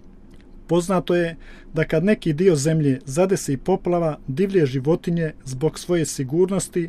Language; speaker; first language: Croatian; native; Croatian